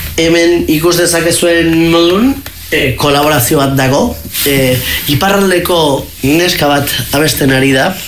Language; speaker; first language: Basque; native; Basque